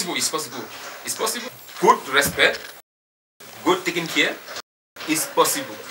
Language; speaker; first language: English; non-native, learner; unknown